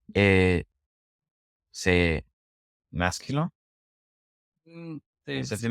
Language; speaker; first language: French; non-native, learner; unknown